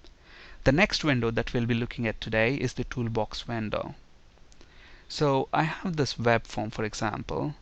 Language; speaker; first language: English; non-native, local second language; Telugu